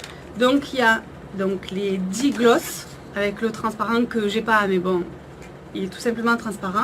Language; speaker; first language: French; native; French